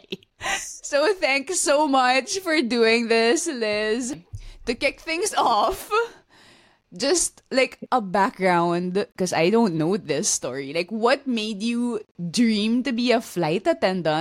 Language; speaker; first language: English; non-native, local second language; Filipino